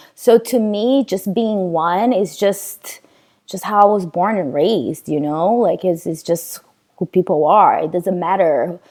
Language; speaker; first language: English; non-native, fluent; Portuguese